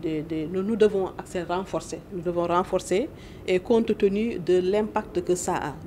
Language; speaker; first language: French; non-native, local second language; Wolof